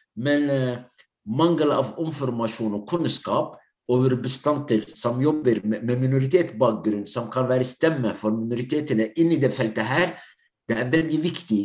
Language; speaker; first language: Norwegian; non-native, fluent; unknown